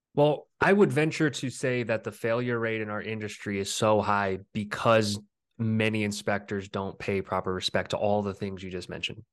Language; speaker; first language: English; early bilingual, other home language; Filipino